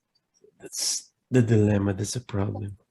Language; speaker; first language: English; non-native, fluent; Japanese